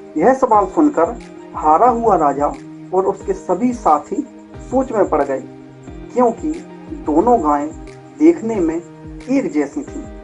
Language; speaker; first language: Hindi; native; Hindi